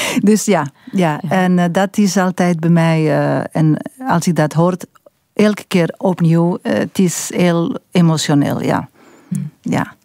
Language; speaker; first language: Dutch; non-native, fluent; Catalan